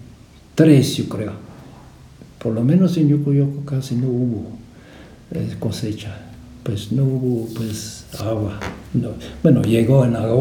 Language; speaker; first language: Spanish; non-native, fluent; English